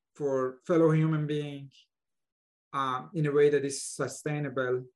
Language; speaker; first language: English; non-native, fluent; Persian